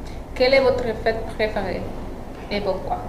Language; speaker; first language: French; non-native, learner; Spanish